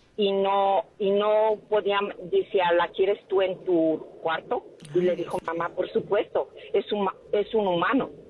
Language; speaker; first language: Spanish; early bilingual, heritage; Spanish